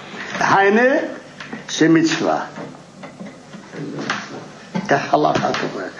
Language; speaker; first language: Hebrew; non-native, fluent; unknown